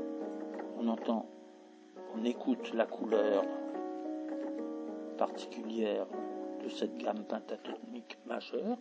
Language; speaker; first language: French; native; French